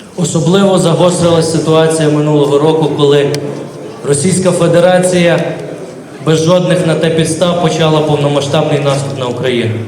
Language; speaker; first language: Ukrainian; native; Ukrainian